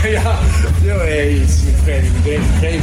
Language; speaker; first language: English; non-native, learner; Italian